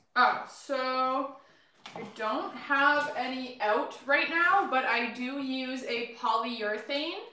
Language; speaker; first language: English; native; English